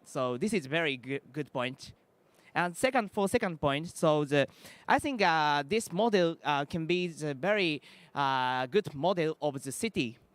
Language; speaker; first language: English; non-native, learner; Japanese